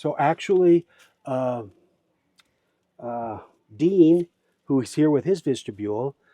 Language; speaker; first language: English; native; English